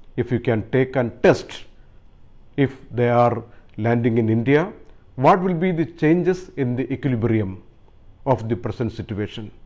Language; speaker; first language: English; non-native, local second language; Malayalam